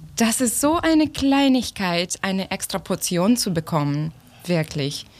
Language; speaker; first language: German; non-native, fluent; Ukrainian